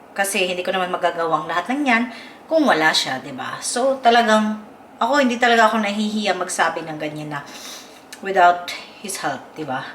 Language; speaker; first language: Filipino; non-native, local second language; Cebuano